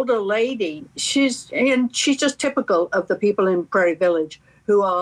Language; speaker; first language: English; native; English